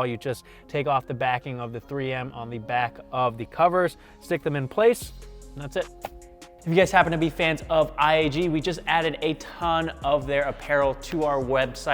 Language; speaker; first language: English; native; English